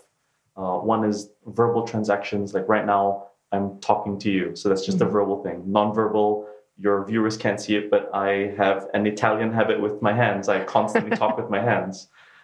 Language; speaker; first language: English; native; English